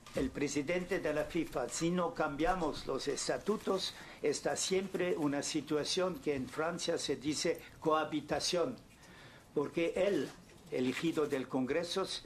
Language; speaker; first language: Spanish; non-native, fluent; German